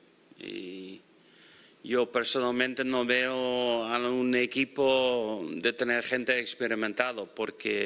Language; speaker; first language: Spanish; non-native, fluent; Dutch